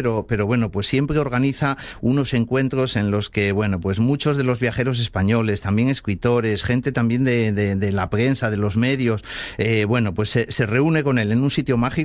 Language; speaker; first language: Spanish; native; Spanish